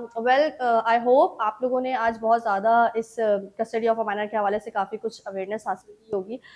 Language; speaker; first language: Urdu; native; Urdu